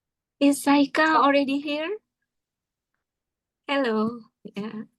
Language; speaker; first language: English; non-native, fluent; Indonesian